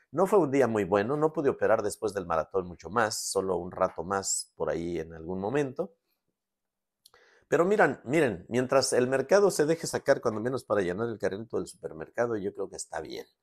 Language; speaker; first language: Spanish; native; Spanish